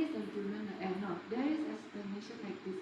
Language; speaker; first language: English; non-native, learner; Indonesian